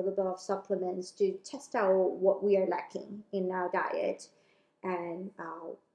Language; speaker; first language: English; non-native, local second language; Cantonese